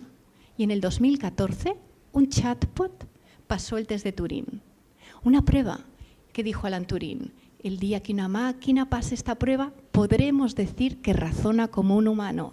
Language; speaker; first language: Spanish; native; Spanish